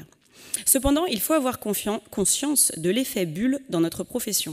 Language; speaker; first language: French; native; French